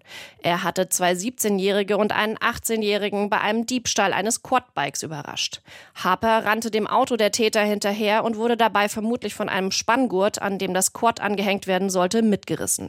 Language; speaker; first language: German; native; German